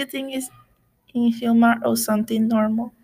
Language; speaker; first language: English; non-native, learner; Spanish